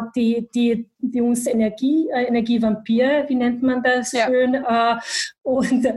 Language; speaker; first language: German; non-native, fluent; Bosnian